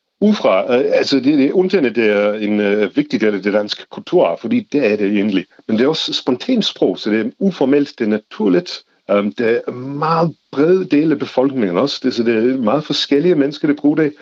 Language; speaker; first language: Danish; non-native, fluent; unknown